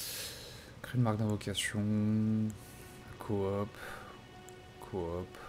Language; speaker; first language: French; native; French